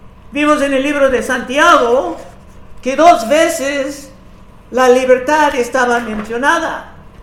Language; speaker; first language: Spanish; non-native, fluent; English